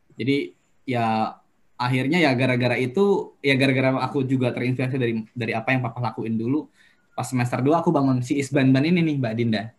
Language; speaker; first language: Indonesian; native; Indonesian